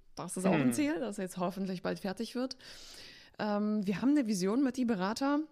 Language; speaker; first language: German; early bilingual, other home language; Polish